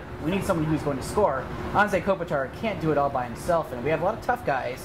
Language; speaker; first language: English; native; English